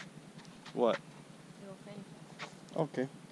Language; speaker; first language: English; native; English